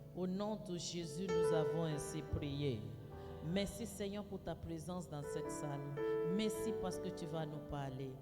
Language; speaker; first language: French; non-native, fluent; Yoruba